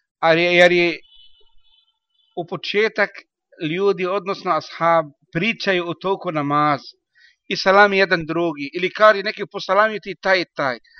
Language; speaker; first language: Bosnian; non-native, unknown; Arabic